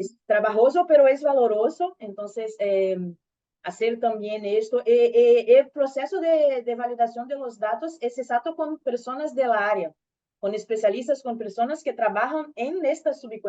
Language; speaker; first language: Spanish; non-native, learner; Portuguese